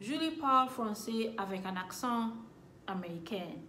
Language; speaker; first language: French; non-native, learner; English